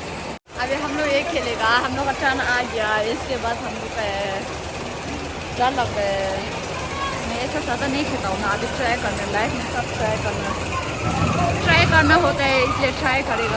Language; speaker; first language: Hindi; non-native, fluent; Tibetan